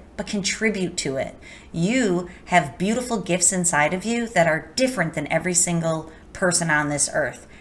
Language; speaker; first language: English; native; English